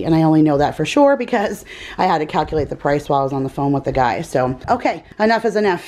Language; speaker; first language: English; native; English